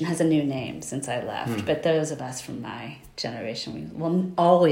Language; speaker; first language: English; native; English